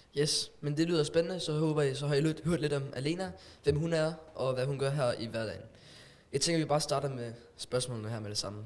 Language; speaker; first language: Danish; non-native, local second language; German